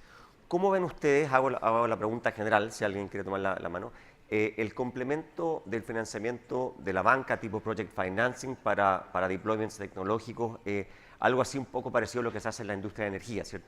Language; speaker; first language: Spanish; native; Spanish